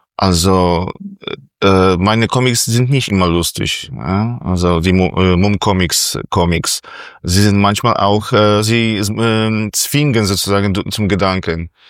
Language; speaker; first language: German; non-native, fluent; Polish